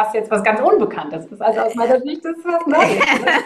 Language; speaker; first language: German; native; German